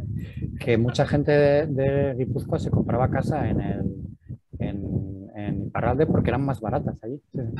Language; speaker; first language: Spanish; native; Spanish